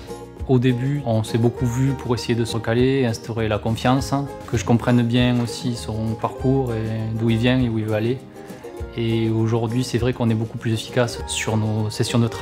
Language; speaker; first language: French; native; French